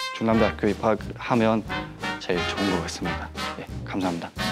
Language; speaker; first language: Korean; non-native, fluent; Mongolian